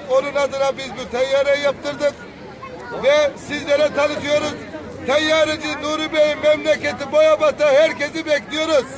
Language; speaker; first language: Turkish; native; Turkish